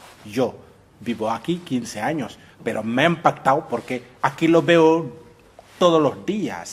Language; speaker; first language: Spanish; non-native, fluent; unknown